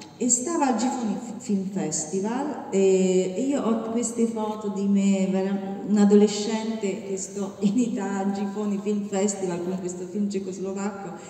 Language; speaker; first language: Italian; non-native, fluent; Slovak